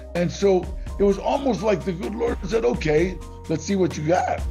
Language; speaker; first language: English; native; English